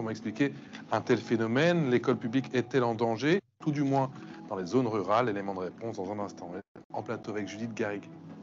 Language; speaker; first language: French; native; French